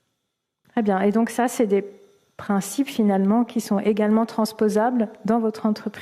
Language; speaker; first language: French; native; French